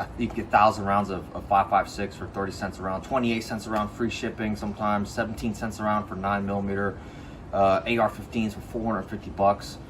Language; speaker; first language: English; native; English